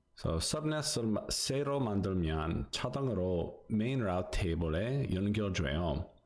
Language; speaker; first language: Korean; non-native, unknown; English